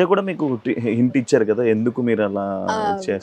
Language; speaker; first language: Telugu; native; Telugu